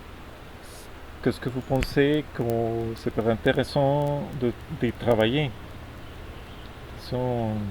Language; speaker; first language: French; non-native, fluent; Spanish